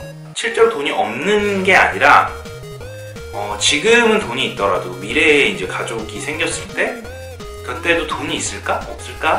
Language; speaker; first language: Korean; native; Korean